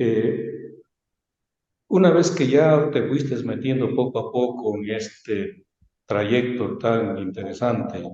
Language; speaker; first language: Spanish; native; Spanish